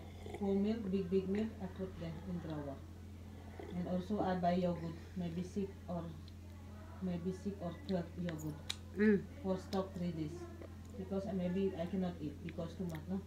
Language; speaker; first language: English; non-native, learner; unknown